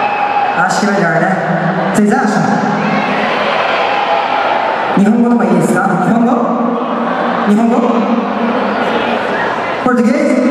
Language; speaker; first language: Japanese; early bilingual, other home language; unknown